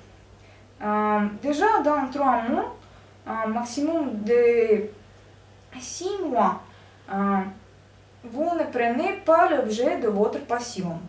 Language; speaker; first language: French; non-native, learner; Russian